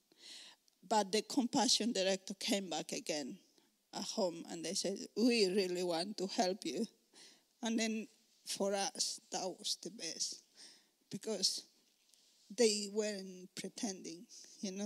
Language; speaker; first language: English; non-native, learner; Spanish